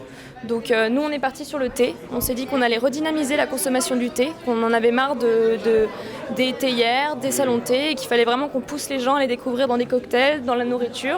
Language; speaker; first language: French; native; French